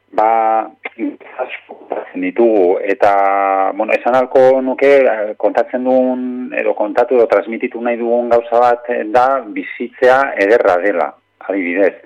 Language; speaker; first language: Basque; non-native, local second language; Spanish